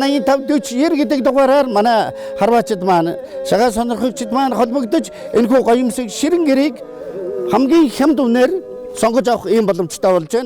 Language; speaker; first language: Mongolian; native; Mongolian